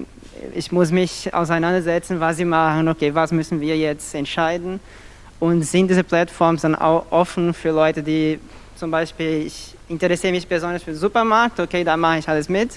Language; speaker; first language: German; non-native, fluent; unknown